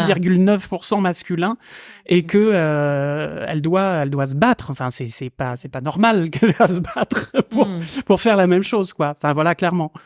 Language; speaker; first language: French; native; French